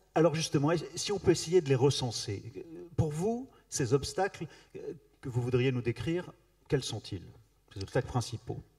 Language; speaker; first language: French; native; French